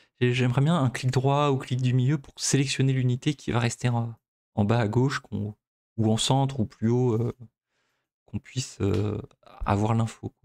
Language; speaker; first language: French; native; French